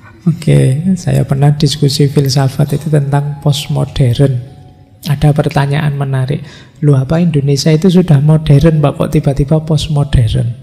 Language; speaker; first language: Indonesian; non-native, local second language; Javanese